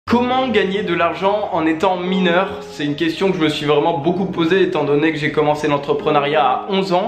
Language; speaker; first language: French; native; French